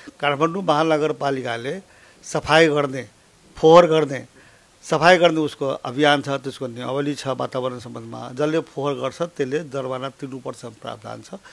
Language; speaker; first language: Nepali; non-native, local second language; Maithili